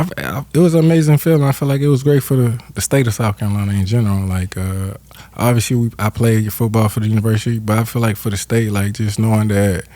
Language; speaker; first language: English; native; English